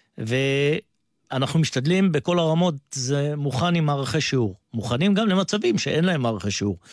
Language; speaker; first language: Hebrew; native; Hebrew